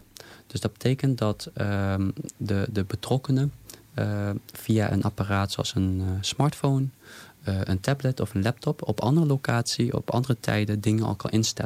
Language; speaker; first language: Dutch; native; Dutch